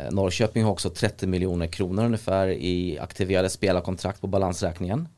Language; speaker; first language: Swedish; early bilingual, other home language; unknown